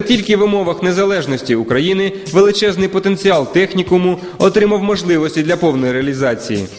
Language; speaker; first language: Ukrainian; native; Ukrainian